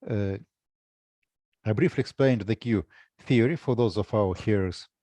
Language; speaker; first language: English; non-native, fluent; Russian